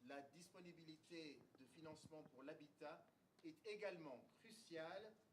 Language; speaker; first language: French; non-native, fluent; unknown